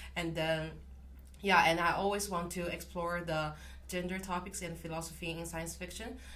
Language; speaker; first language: English; non-native, fluent; Chinese